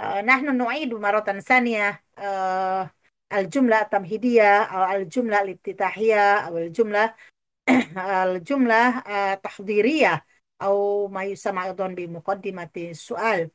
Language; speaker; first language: Arabic; non-native, fluent; Indonesian